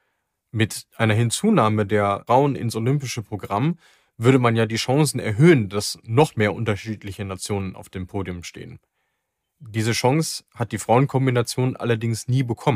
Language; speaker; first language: German; native; German